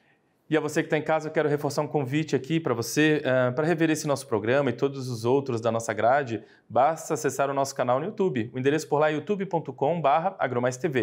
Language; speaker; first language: Portuguese; native; Portuguese